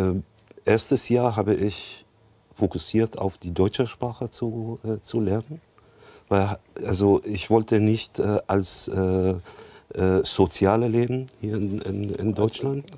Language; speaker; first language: German; non-native, learner; Arabic